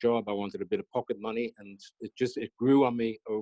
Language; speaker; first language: English; native; English